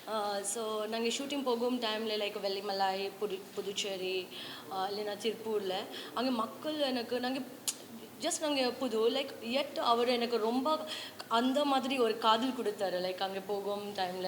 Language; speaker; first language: Tamil; non-native, learner; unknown